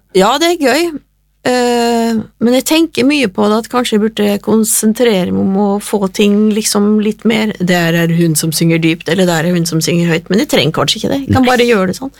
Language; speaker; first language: Norwegian; native; Norwegian